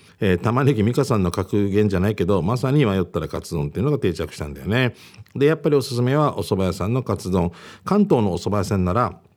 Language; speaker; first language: Japanese; native; Japanese